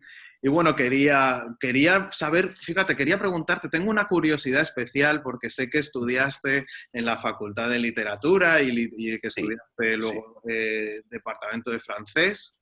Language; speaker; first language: Spanish; native; Spanish